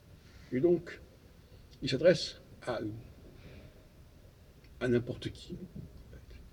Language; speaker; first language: French; native; French